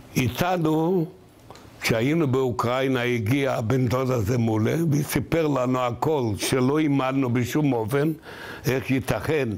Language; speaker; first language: Hebrew; non-native, fluent; Yiddish